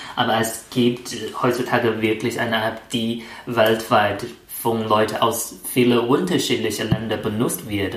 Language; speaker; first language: German; non-native, fluent; Chinese